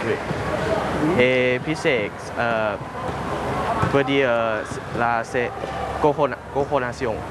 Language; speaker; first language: French; non-native, learner; Thai